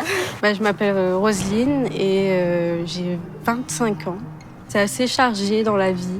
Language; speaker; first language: French; early bilingual, other home language; Tamil